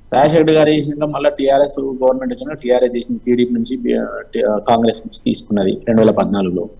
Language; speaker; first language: Telugu; native; Telugu